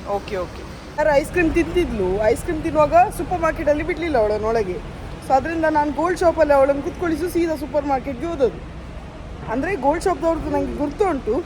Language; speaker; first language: Kannada; non-native, local second language; Tulu